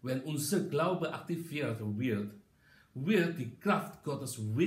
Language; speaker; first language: German; non-native, learner; Indonesian